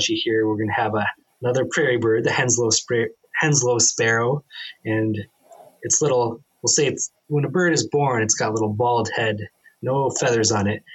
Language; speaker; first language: English; native; English